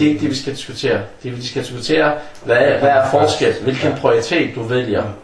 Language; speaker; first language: Danish; early bilingual, other home language; Arabic